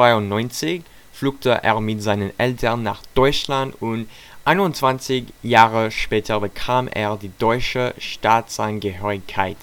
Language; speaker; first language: German; non-native, learner; French